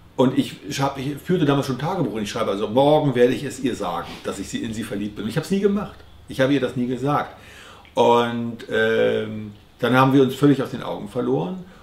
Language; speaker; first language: German; native; German